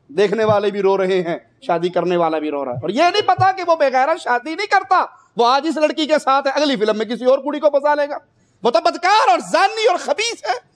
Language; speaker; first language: Urdu; non-native, local second language; Punjabi